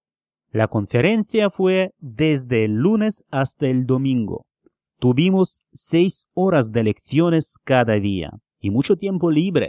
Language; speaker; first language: Spanish; non-native, fluent; Russian